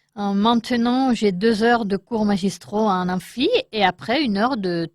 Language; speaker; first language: French; non-native, learner; Spanish